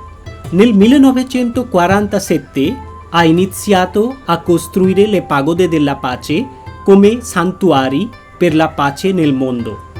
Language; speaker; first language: Italian; non-native, fluent; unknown